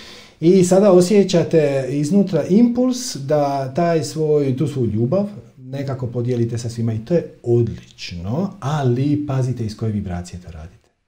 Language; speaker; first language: Croatian; native; Croatian